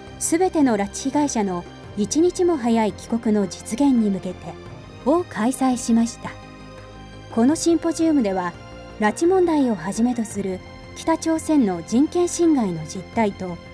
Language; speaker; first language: Japanese; native; Japanese